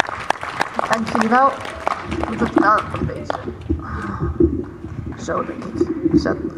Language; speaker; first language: Dutch; non-native, fluent; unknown